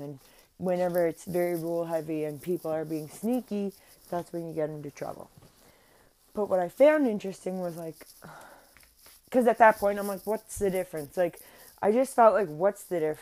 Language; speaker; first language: English; native; English